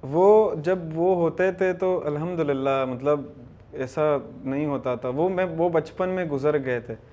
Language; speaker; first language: Urdu; non-native, local second language; Baluchi